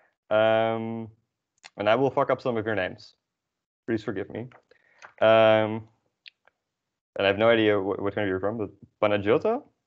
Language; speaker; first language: English; non-native, fluent; Dutch